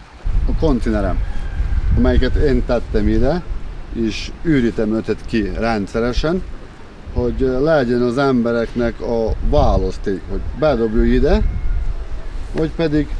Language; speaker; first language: Hungarian; non-native, local second language; Ukrainian